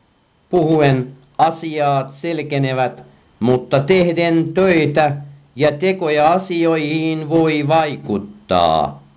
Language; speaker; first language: Finnish; non-native, fluent; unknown